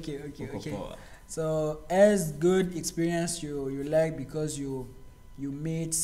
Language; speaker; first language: English; non-native, learner; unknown